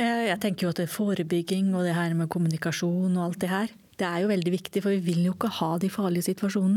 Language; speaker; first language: Norwegian; native; Norwegian